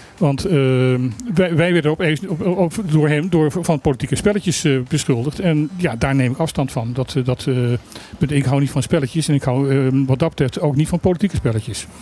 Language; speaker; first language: Dutch; native; Dutch